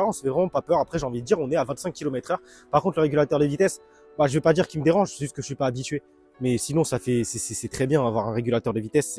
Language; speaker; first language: French; native; French